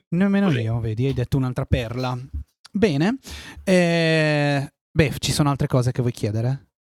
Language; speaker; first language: Italian; native; Italian